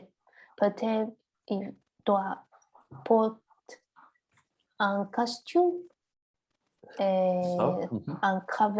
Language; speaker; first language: French; non-native, learner; Chinese